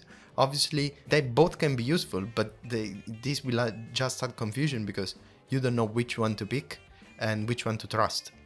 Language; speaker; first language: English; non-native, fluent; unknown